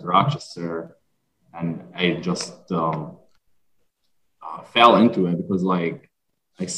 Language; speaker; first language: English; non-native, fluent; Arabic